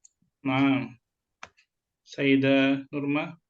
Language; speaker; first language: Arabic; non-native, fluent; Indonesian